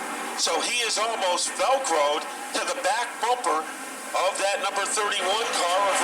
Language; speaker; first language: English; native; English